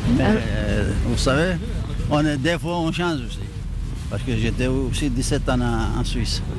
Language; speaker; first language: French; non-native, fluent; Greek